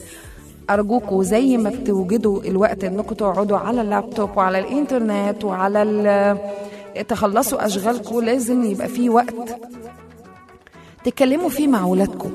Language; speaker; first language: Arabic; native; Arabic